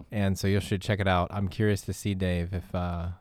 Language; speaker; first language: English; native; English